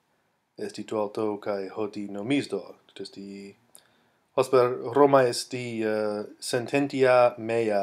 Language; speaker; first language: Greek; non-native, fluent; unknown